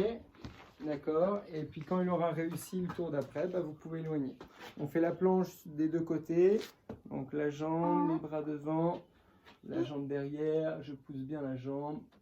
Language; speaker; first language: French; native; French